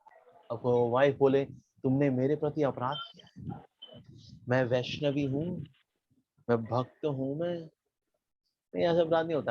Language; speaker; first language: Hindi; native; Hindi